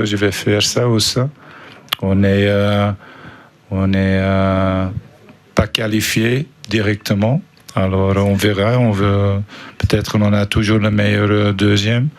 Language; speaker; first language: French; non-native, fluent; Dutch